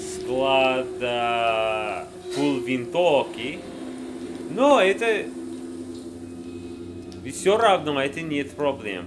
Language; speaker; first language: Russian; non-native, learner; English